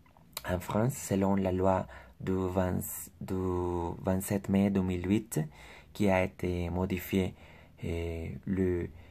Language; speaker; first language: French; non-native, learner; Spanish